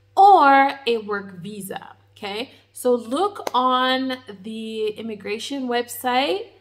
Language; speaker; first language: English; native; English